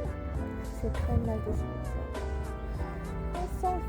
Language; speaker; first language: French; non-native, learner; Indonesian